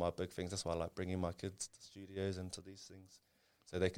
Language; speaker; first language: English; non-native, local second language; Māori